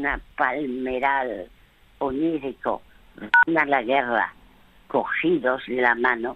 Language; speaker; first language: Spanish; early bilingual, other home language; French